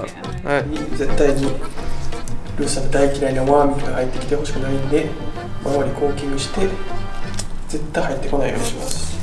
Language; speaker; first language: Japanese; native; Japanese